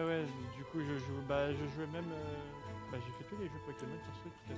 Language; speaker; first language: French; native; French